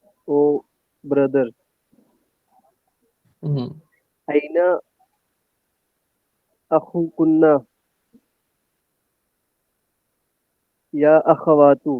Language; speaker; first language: Arabic; non-native, learner; Urdu